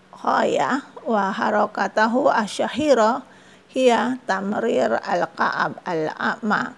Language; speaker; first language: Arabic; non-native, fluent; Indonesian